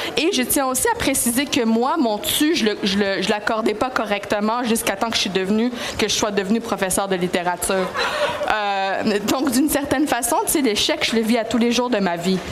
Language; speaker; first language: French; early bilingual, other home language; Greek